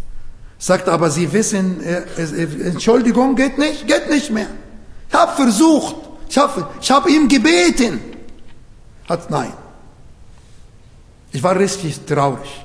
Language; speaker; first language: German; non-native, fluent; Arabic